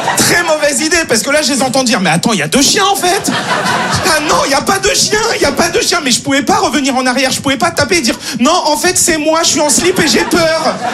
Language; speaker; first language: French; native; French